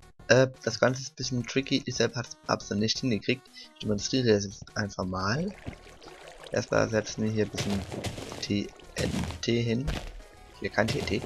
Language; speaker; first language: German; native; German